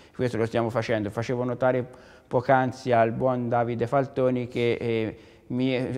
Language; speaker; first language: Italian; native; Italian